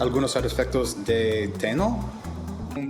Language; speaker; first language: Spanish; non-native, learner; English